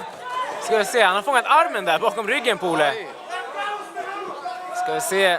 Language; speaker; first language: Swedish; native; Swedish